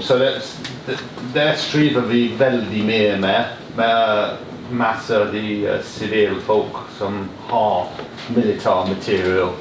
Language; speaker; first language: Norwegian; non-native, learner; English